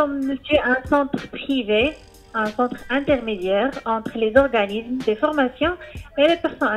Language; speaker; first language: French; non-native, learner; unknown